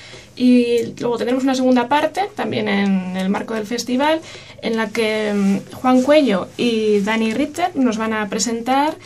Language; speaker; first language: Spanish; native; Spanish